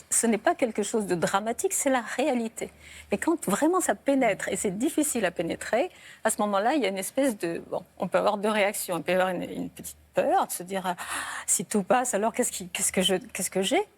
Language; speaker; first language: French; native; French